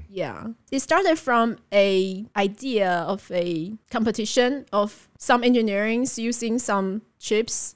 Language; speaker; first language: English; non-native, fluent; Chinese